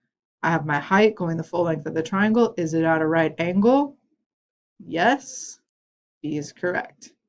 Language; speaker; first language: English; native; English